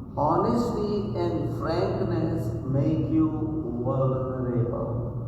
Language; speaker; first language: English; non-native, local second language; Gujarati